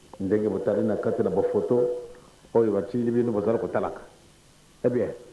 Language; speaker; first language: Lingala; non-native, local second language; Kongo